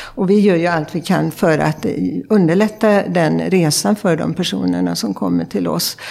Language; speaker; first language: Swedish; native; Swedish